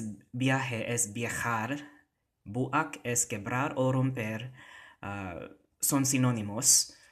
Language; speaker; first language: Spanish; non-native, fluent; Cebuano